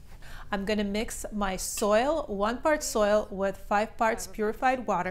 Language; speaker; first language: English; native; English